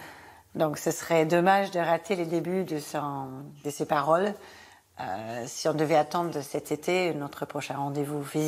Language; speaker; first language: French; non-native, fluent; English